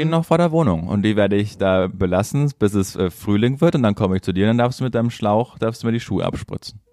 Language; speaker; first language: German; native; German